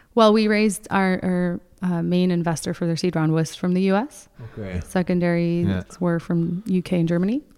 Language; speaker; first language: English; non-native, fluent; Spanish